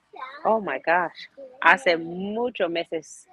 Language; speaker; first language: Spanish; non-native, learner; English